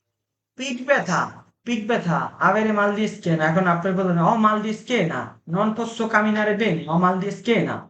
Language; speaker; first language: Italian; non-native, fluent; Bangla